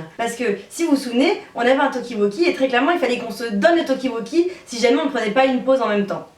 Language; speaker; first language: French; native; French